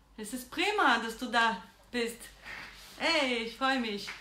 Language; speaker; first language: German; non-native, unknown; Portuguese